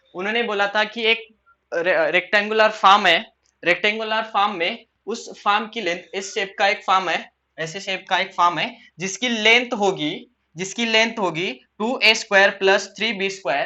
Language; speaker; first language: Hindi; non-native, local second language; Marathi